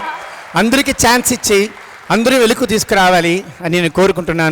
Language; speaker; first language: Telugu; native; Telugu